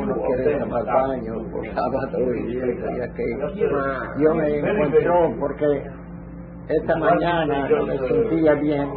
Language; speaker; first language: Spanish; early bilingual, heritage; Ladino